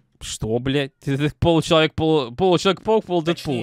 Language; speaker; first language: Russian; native; Russian